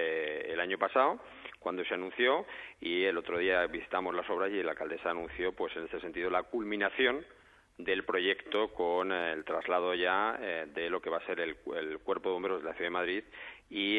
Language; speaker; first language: Spanish; native; Spanish